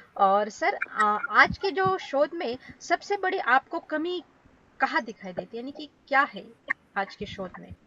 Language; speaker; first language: Hindi; non-native, local second language; Marathi